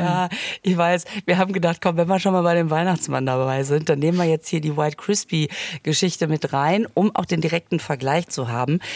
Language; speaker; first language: German; native; German